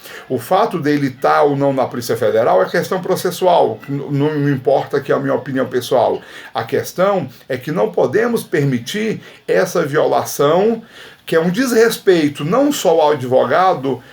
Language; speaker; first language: Portuguese; native; Portuguese